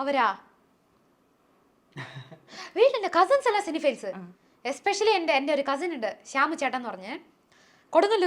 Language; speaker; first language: Malayalam; non-native, local second language; Tamil